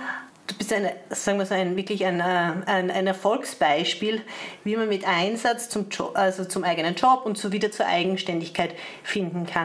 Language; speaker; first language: German; native; German